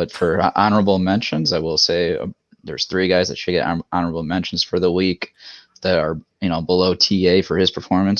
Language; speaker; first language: English; native; English